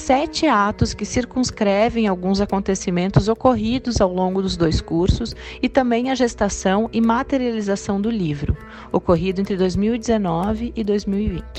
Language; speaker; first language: Portuguese; native; Portuguese